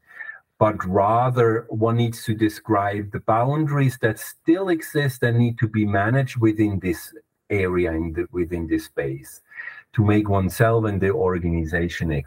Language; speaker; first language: English; non-native, fluent; German